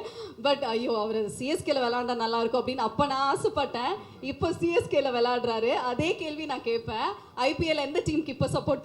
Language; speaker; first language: Tamil; native; Tamil